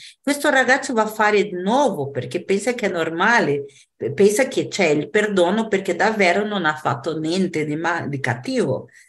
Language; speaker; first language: Italian; non-native, fluent; Portuguese